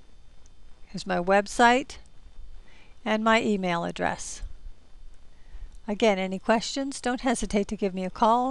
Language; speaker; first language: English; native; English